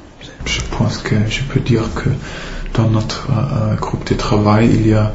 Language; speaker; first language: French; non-native, fluent; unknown